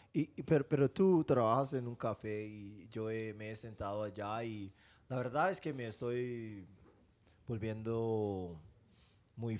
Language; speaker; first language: Spanish; non-native, fluent; English